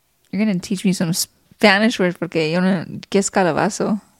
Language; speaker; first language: English; early bilingual, other home language; Spanish